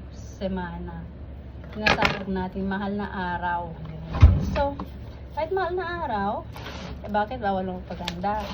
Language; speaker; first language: Filipino; non-native, local second language; Iloko